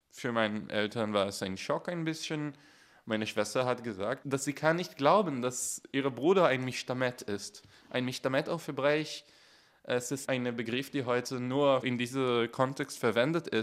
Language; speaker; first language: German; non-native, fluent; Hebrew